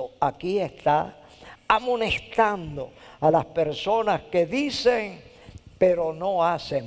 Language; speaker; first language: Spanish; native; Spanish